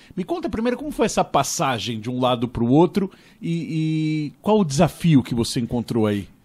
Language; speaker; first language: Portuguese; native; Portuguese